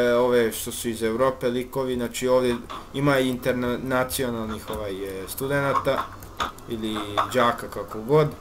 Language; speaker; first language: Serbian; early bilingual, heritage; Bosnian